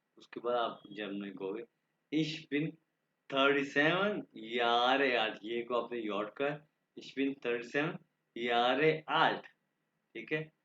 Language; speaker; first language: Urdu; non-native, local second language; Punjabi